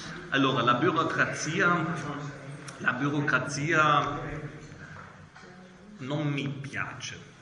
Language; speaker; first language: Italian; non-native, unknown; German